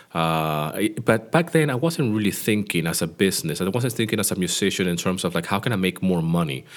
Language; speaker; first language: English; non-native, fluent; Greek